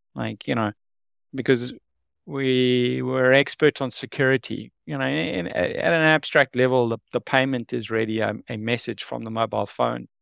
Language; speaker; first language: English; native; English